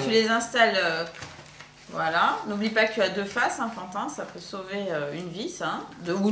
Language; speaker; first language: French; native; French